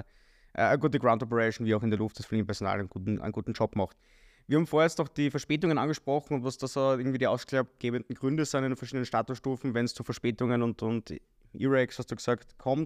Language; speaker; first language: German; native; German